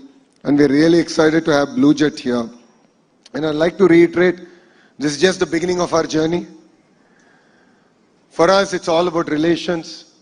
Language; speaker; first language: English; non-native, local second language; Telugu